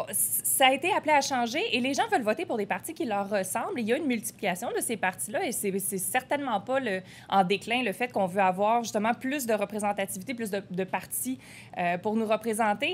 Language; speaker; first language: French; native; French